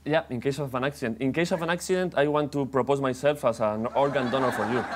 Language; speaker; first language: English; non-native, fluent; Spanish